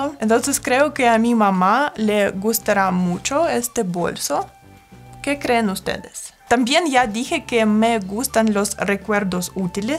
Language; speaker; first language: Spanish; non-native, fluent; Russian